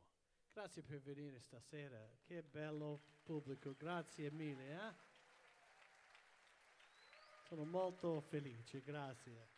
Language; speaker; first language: Italian; early bilingual, heritage; English